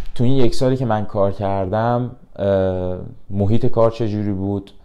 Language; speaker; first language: Persian; native; Persian